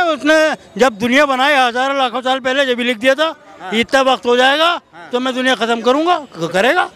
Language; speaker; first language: Hindi; native; Hindi